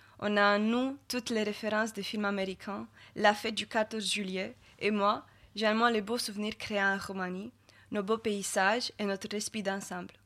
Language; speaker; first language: French; non-native, fluent; Romanian